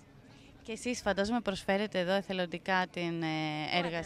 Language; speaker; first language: Greek; native; Greek